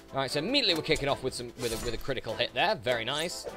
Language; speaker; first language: English; native; English